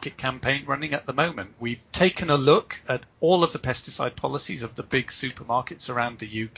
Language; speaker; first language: English; native; English